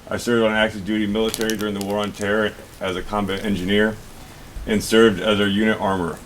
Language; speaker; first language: English; native; English